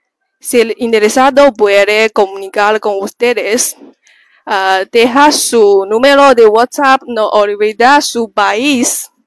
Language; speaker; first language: Spanish; non-native, learner; Chinese